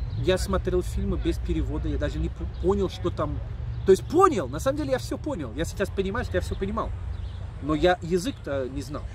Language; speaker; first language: Russian; non-native, fluent; English